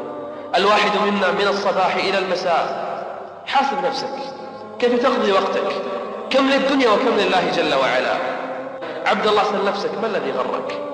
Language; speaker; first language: Arabic; native; Arabic